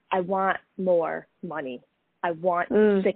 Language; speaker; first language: English; native; English